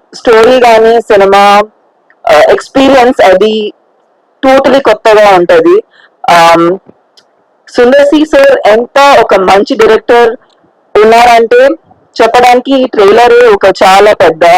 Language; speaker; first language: Telugu; non-native, fluent; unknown